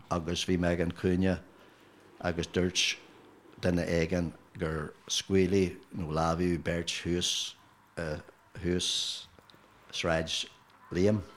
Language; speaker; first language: Irish; non-native, local second language; English